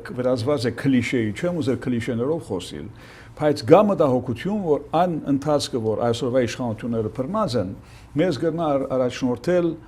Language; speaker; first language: Armenian; early bilingual, heritage; Armenian